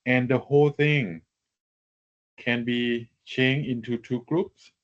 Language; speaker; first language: English; non-native, fluent; Thai